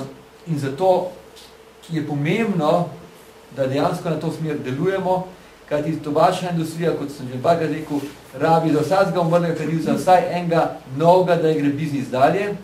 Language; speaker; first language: Slovenian; native; Slovenian